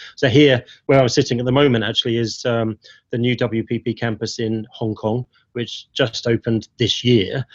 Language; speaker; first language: English; native; English